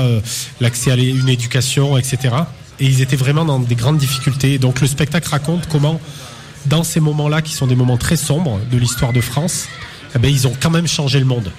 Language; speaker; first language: French; native; French